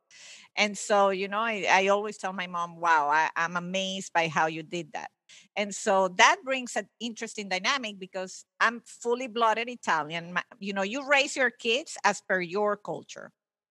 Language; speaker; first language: English; non-native, fluent; Italian